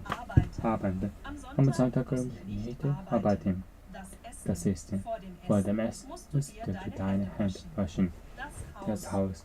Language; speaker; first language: German; non-native, learner; Japanese